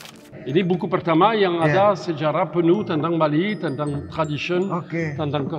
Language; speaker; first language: Indonesian; non-native, fluent; French